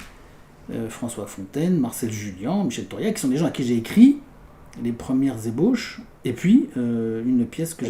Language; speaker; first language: French; native; French